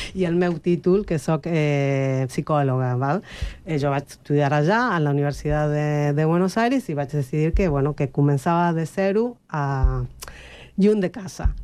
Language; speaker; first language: Catalan; non-native, learner; Spanish